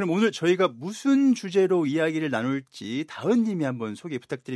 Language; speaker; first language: Korean; native; Korean